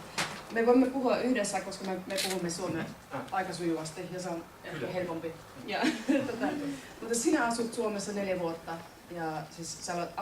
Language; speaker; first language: Finnish; non-native, fluent; English